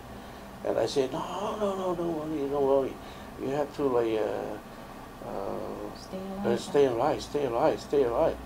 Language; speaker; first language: English; non-native, learner; Lao